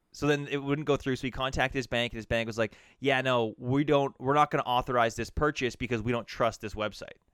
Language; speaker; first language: English; native; English